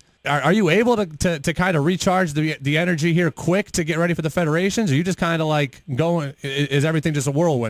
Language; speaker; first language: English; native; English